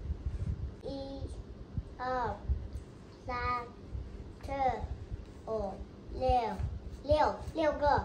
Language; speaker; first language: Chinese; native; Chinese